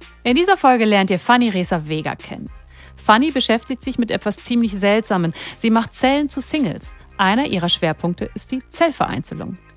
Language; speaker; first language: German; native; German